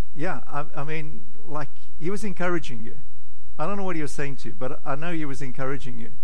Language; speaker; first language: English; native; English